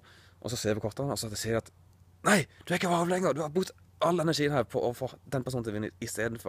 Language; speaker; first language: Norwegian; native; Norwegian